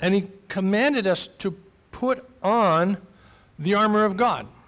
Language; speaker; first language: English; native; English